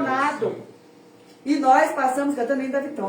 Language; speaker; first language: Portuguese; native; Portuguese